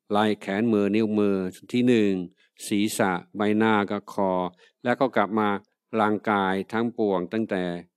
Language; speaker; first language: Thai; non-native, fluent; English